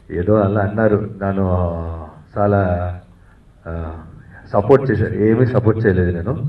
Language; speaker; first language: Telugu; non-native, fluent; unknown